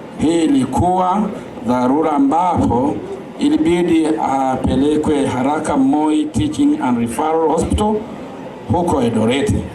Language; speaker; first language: Swahili; non-native, local second language; Luyia